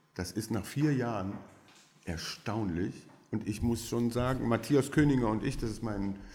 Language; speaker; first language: German; non-native, fluent; French